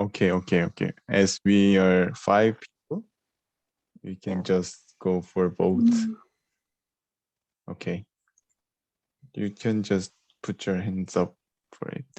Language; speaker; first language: English; non-native, learner; Korean